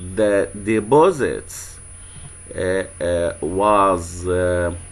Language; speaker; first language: English; non-native, fluent; Arabic